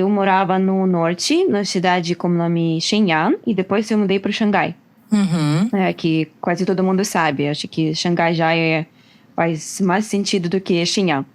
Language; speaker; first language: Portuguese; non-native, learner; Russian